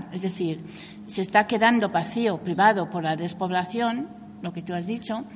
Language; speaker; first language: Spanish; non-native, fluent; English